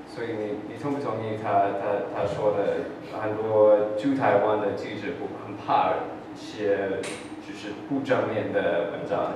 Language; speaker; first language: Chinese; early bilingual, heritage; English